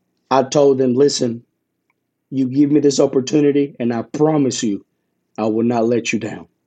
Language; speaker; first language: English; early bilingual, other home language; Spanish